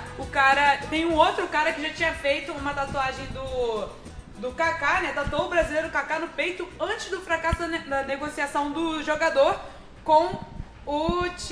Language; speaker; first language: Portuguese; native; Portuguese